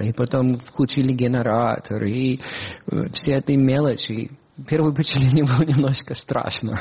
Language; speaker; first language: Russian; non-native, fluent; English